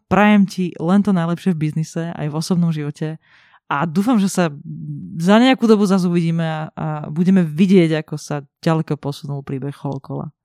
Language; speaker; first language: Slovak; non-native, local second language; Hungarian